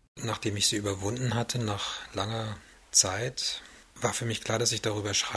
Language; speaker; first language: German; native; German